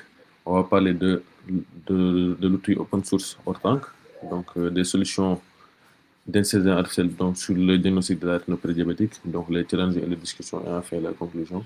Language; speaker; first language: French; non-native, local second language; Wolof